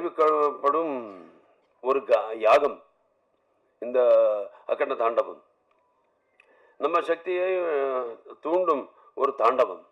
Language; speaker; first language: Tamil; non-native, learner; Telugu